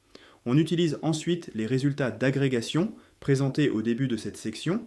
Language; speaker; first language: French; native; French